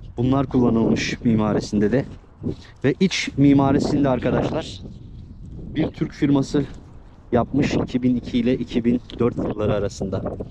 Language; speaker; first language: Turkish; native; Turkish